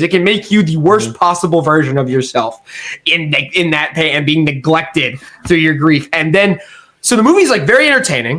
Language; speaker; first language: English; native; English